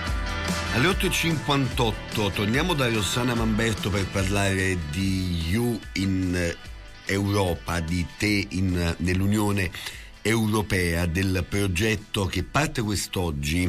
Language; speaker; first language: Italian; native; Italian